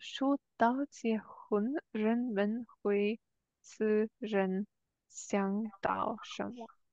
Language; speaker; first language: Chinese; non-native, learner; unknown